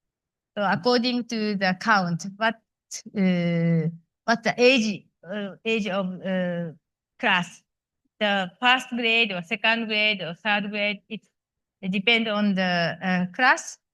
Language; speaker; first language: English; non-native, fluent; Japanese